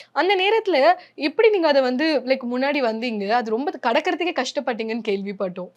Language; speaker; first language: Tamil; native; Tamil